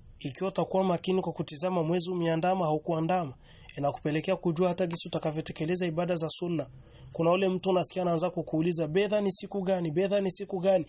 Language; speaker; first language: Swahili; native; Swahili